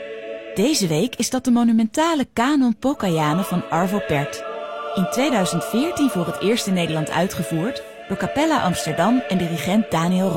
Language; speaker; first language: Dutch; native; Dutch